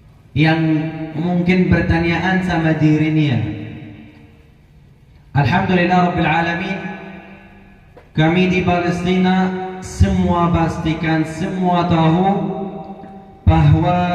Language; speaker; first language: Indonesian; non-native, fluent; Arabic